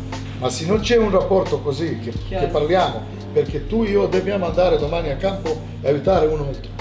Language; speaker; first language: Italian; non-native, fluent; Serbian